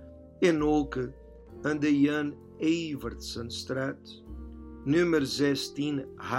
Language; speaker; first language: Dutch; non-native, learner; Portuguese